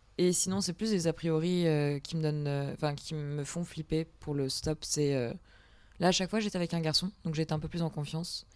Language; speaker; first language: French; native; French